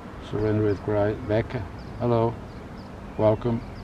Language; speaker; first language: English; non-native, fluent; Portuguese